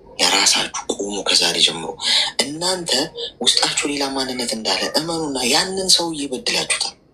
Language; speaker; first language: Amharic; native; Amharic